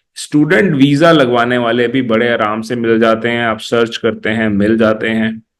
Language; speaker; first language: Hindi; native; Hindi